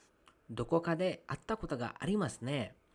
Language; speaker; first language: Japanese; non-native, fluent; Kannada